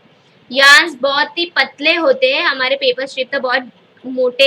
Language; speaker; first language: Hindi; native; Hindi